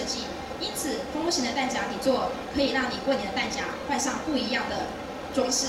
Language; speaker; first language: Chinese; native; Chinese